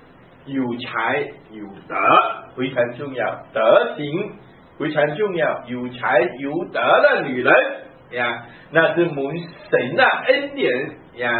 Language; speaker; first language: Chinese; native; Chinese